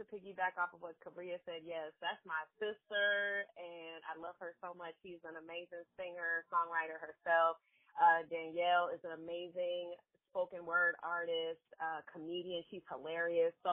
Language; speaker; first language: English; native; English